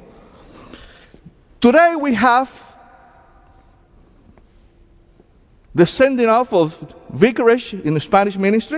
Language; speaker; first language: English; non-native, fluent; Spanish